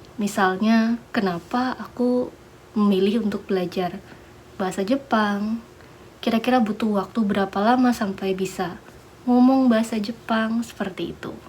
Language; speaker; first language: Indonesian; native; Indonesian